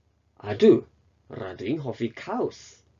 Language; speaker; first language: Welsh; non-native, fluent; Japanese